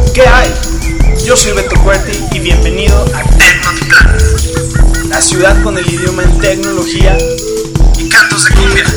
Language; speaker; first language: Spanish; native; Spanish